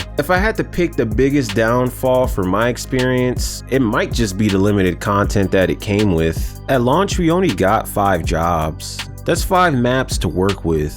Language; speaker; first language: English; native; English